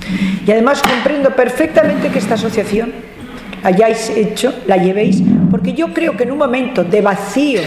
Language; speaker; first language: Spanish; native; Spanish